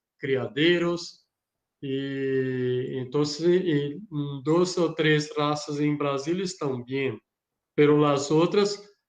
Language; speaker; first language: Spanish; non-native, learner; Portuguese